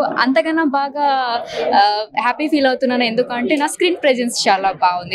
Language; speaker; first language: Telugu; non-native, fluent; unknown